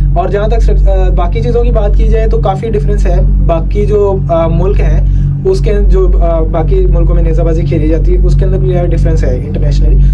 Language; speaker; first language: Urdu; non-native, local second language; Punjabi